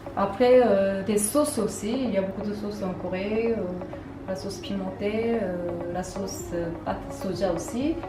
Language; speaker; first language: French; non-native, learner; Korean